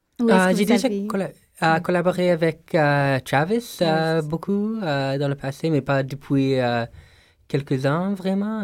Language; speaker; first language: French; non-native, local second language; English